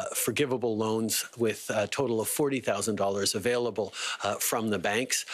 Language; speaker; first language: English; native; English